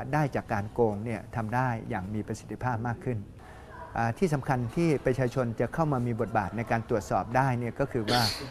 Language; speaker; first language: Thai; native; Thai